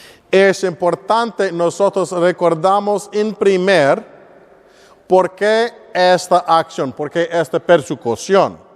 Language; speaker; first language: Spanish; non-native, learner; English